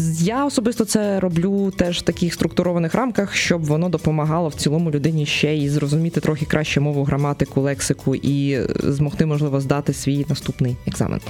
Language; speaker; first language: Ukrainian; native; Ukrainian